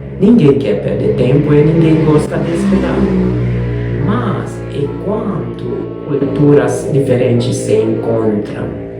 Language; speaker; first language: Portuguese; non-native, fluent; Hungarian